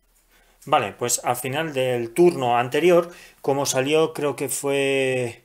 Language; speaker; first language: Spanish; native; Spanish